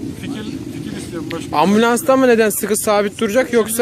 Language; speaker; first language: Turkish; native; Turkish